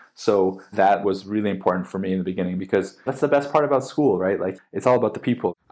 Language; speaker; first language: English; native; English